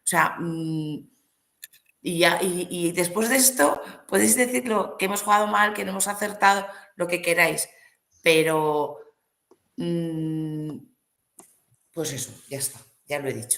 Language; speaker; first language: Spanish; native; Spanish